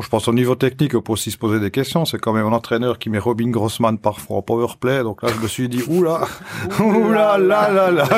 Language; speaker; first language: French; native; French